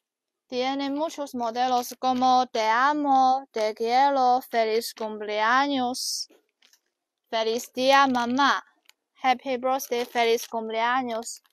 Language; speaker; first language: Spanish; non-native, learner; Chinese